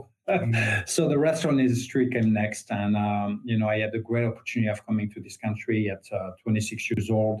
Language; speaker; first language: English; non-native, fluent; French